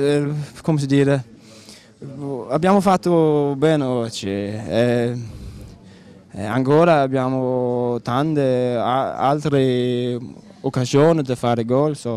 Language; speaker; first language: Italian; non-native, learner; Danish